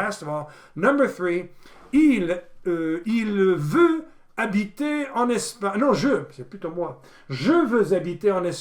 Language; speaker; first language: French; non-native, fluent; English